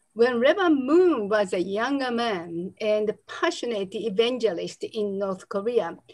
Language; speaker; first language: English; non-native, fluent; Japanese